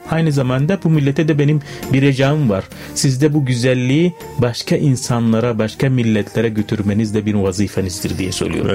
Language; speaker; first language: Turkish; non-native, fluent; Arabic